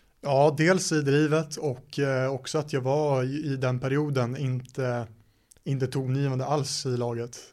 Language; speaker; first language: Swedish; native; Swedish